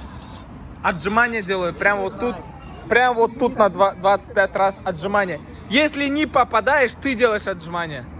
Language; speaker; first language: Russian; non-native, fluent; Turkmen